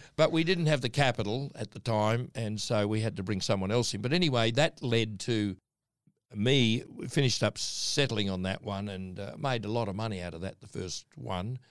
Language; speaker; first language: English; native; English